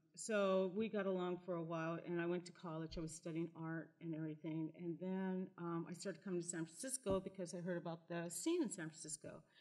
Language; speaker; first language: English; native; English